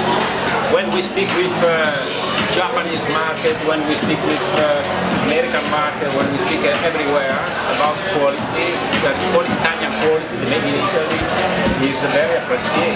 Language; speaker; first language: English; non-native, fluent; Italian